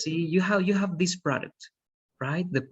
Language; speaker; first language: English; non-native, fluent; Spanish